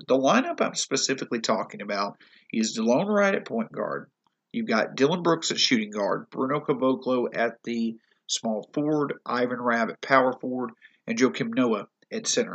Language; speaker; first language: English; native; English